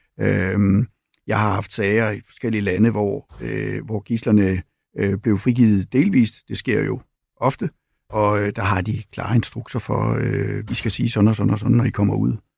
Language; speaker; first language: Danish; native; Danish